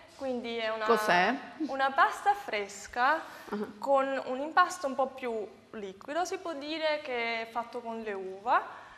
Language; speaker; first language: Italian; non-native, fluent; German